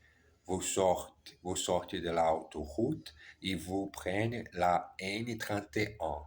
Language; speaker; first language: French; non-native, learner; German